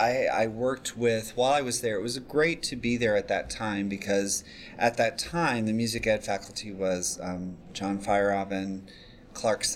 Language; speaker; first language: English; native; English